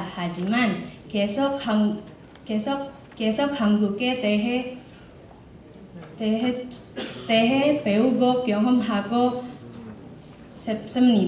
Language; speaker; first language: Korean; non-native, learner; Indonesian